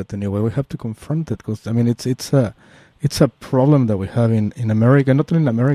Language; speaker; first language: English; non-native, fluent; Spanish